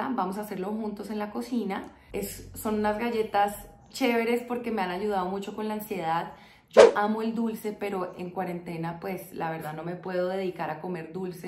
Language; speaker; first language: Spanish; native; Spanish